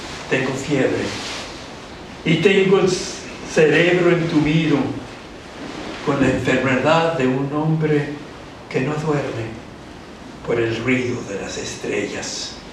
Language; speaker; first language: Spanish; early bilingual, heritage; Spanish